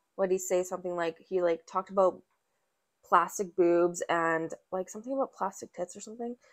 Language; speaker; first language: English; native; English